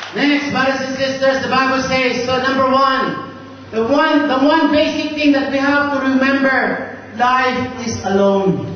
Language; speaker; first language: English; non-native, local second language; Filipino